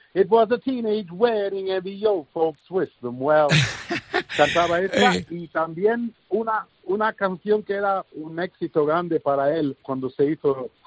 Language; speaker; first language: Spanish; early bilingual, heritage; English